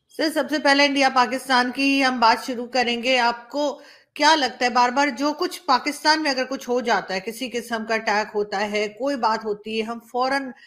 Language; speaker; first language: Urdu; native; Urdu